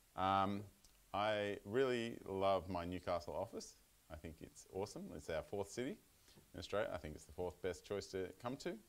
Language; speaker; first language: English; native; English